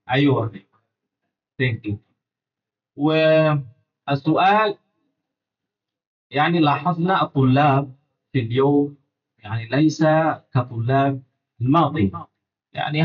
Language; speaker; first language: Arabic; non-native, fluent; Indonesian